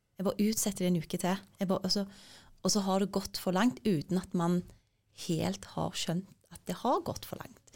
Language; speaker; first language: Norwegian; early bilingual, other home language; Turkish